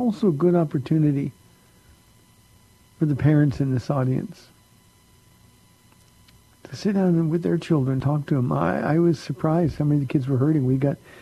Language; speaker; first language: English; native; English